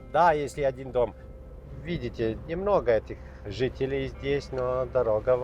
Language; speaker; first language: Russian; non-native, fluent; Lithuanian